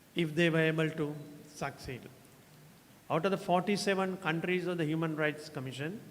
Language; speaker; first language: English; non-native, local second language; Sinhala